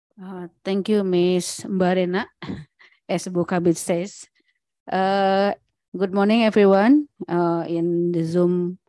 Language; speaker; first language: English; non-native, learner; Indonesian